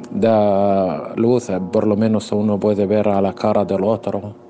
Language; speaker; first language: Spanish; non-native, fluent; Arabic